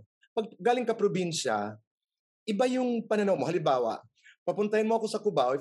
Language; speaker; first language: English; non-native, local second language; Waray